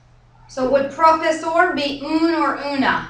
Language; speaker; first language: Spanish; non-native, fluent; English